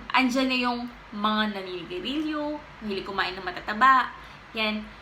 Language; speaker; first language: Filipino; native; Filipino